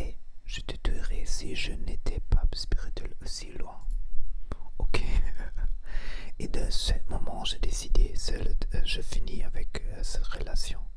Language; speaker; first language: French; non-native, learner; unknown